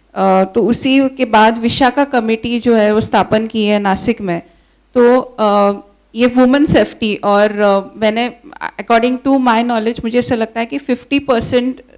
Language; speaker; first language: Hindi; non-native, local second language; Marathi